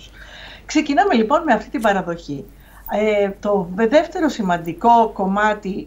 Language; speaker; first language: Greek; native; Greek